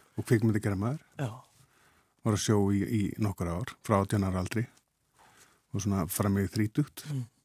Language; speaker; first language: Icelandic; native; Icelandic